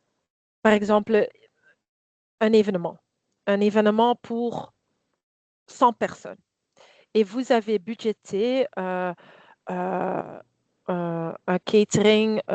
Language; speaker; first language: French; non-native, fluent; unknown